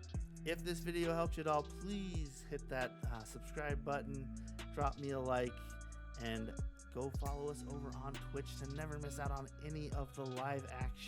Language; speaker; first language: English; native; English